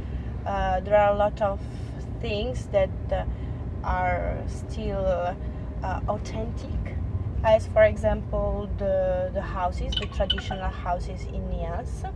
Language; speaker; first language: English; non-native, fluent; Italian